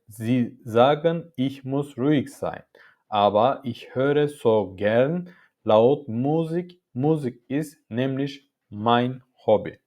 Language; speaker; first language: German; non-native, learner; Turkish